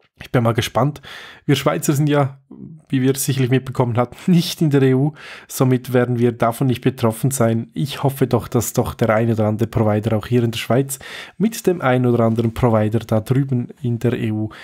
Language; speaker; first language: German; native; German